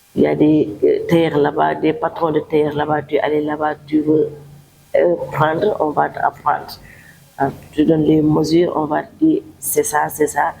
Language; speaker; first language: French; non-native, local second language; Wolof